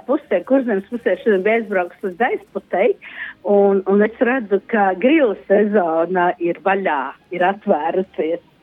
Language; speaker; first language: Latvian; native; Latvian